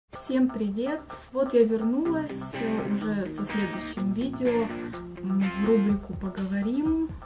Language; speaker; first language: Russian; native; Russian